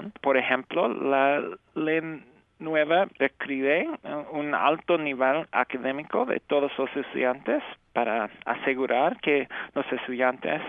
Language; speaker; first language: Spanish; non-native, fluent; English